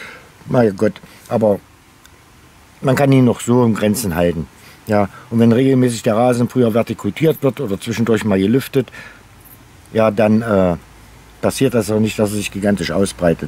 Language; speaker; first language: German; native; German